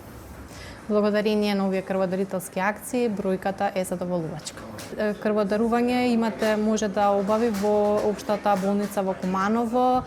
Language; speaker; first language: Macedonian; native; Macedonian